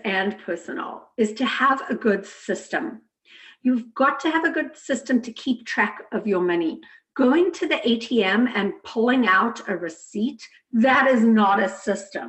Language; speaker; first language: English; native; English